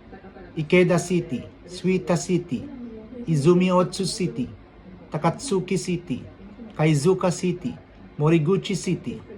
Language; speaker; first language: English; non-native, local second language; Filipino